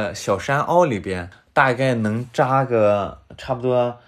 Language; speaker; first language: Chinese; native; Chinese